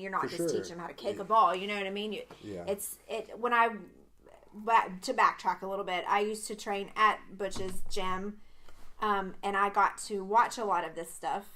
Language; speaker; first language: English; native; English